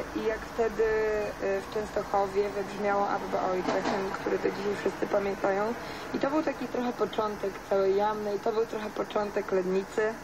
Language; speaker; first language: Polish; native; Polish